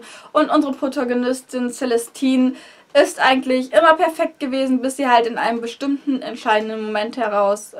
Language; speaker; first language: German; native; German